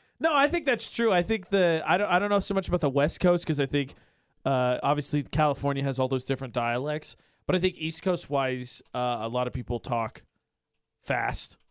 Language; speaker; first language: English; native; English